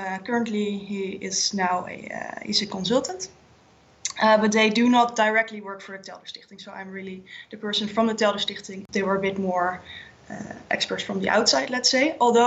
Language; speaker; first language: English; non-native, fluent; Dutch